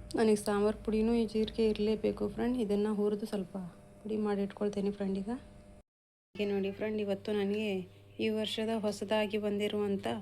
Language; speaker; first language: Kannada; non-native, local second language; Urdu